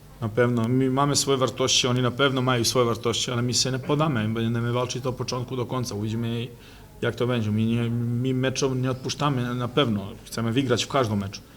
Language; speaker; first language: Polish; non-native, fluent; Serbian